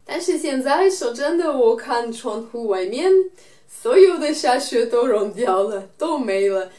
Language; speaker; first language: Chinese; non-native, fluent; Russian